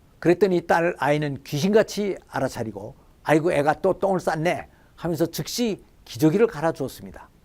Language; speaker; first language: Korean; native; Korean